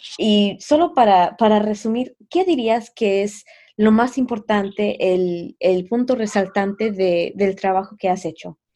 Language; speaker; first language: Spanish; native; Spanish